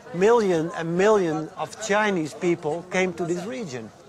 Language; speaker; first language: English; non-native, fluent; Dutch